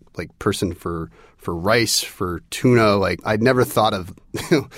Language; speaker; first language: English; native; English